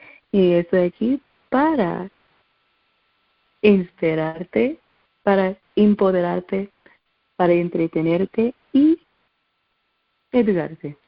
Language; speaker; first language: Spanish; non-native, learner; English